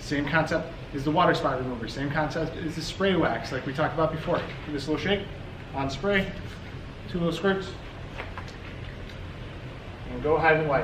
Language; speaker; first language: English; native; English